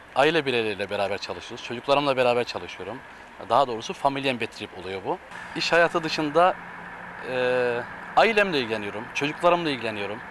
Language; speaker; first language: Turkish; native; Turkish